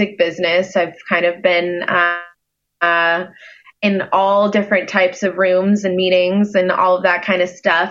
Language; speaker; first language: English; native; English